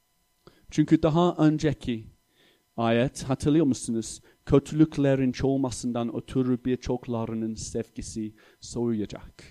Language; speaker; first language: Turkish; non-native, fluent; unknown